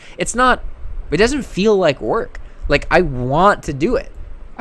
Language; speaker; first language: English; native; English